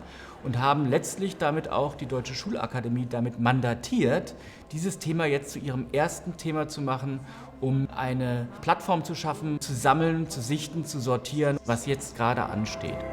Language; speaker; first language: German; native; German